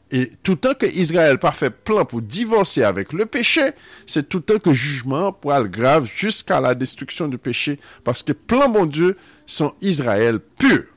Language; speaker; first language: French; non-native, local second language; Haitian Creole